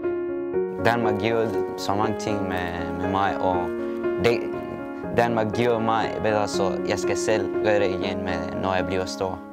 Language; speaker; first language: Danish; non-native, learner; Arabic